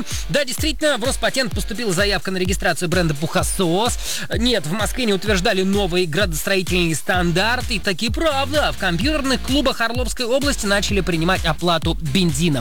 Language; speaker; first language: Russian; native; Russian